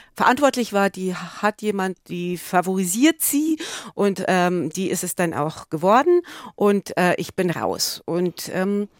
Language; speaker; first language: German; native; German